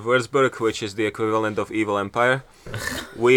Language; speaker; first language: English; non-native, fluent; Slovak